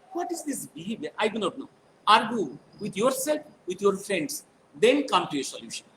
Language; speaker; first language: English; non-native, local second language; Bangla